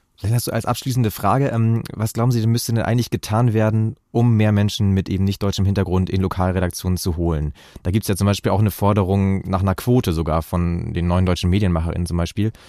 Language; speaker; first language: German; native; German